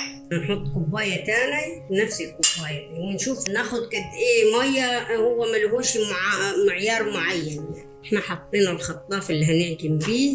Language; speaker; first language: Arabic; native; Arabic